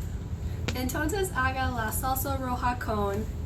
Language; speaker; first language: Spanish; non-native, learner; English